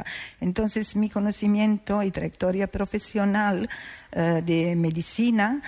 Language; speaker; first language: Spanish; non-native, learner; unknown